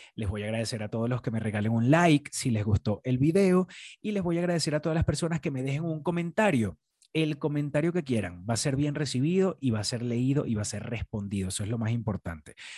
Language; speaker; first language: Spanish; native; Spanish